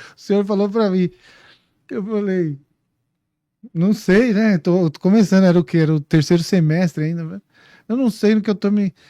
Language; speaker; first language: Portuguese; native; Portuguese